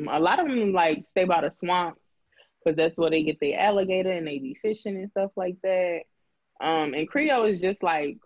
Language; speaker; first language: English; native; English